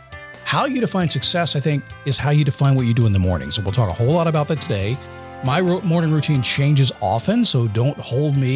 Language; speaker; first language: English; native; English